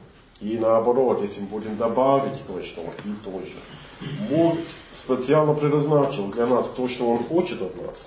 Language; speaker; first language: Russian; non-native, fluent; English